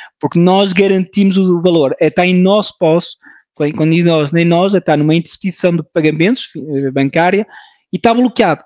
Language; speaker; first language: Portuguese; early bilingual, heritage; Portuguese